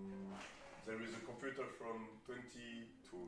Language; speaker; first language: English; non-native, learner; French